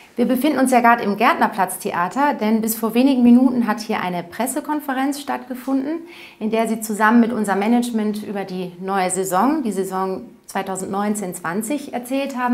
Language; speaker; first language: German; native; German